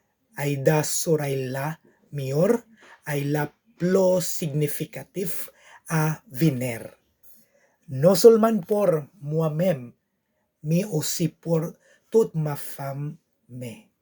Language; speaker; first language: French; non-native, learner; Cebuano